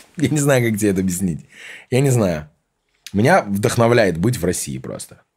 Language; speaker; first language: Russian; early bilingual, heritage; Russian